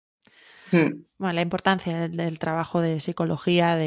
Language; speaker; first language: Spanish; native; Spanish